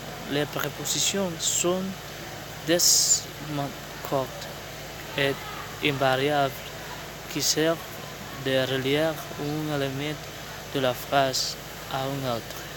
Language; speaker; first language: French; non-native, learner; Spanish